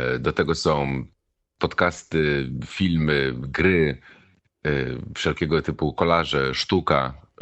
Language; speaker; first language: Polish; native; Polish